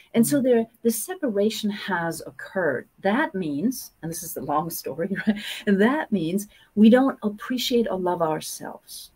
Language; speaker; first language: English; non-native, fluent; German